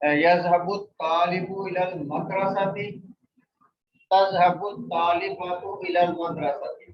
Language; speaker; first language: Arabic; non-native, learner; Urdu